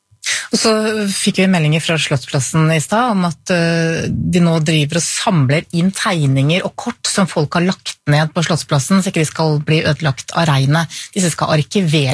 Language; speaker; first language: Norwegian; native; Norwegian